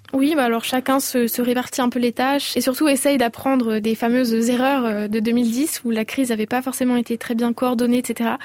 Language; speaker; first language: French; native; French